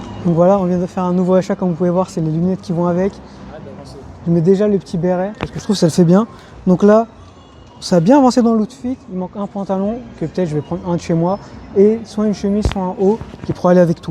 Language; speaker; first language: French; native; French